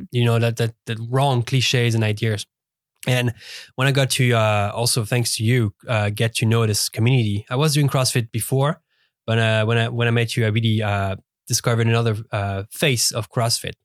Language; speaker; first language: English; non-native, fluent; French